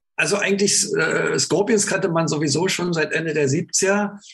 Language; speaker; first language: German; native; German